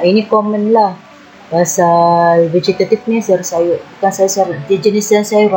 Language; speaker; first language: Malay; native; Malay